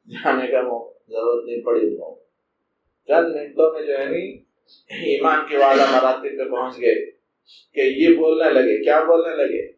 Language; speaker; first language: Urdu; native; Urdu